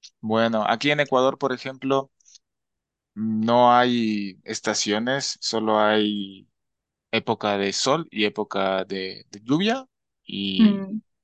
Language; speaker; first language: Spanish; native; Spanish